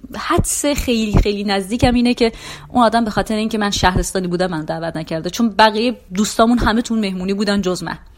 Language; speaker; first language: Persian; native; Persian